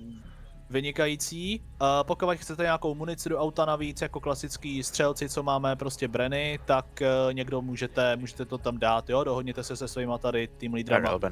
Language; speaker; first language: Czech; native; Czech